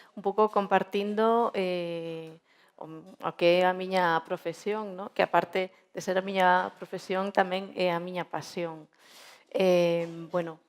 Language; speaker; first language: Galician; non-native, local second language; Spanish